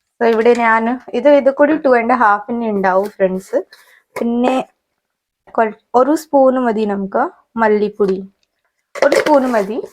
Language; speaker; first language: Malayalam; non-native, local second language; Hindi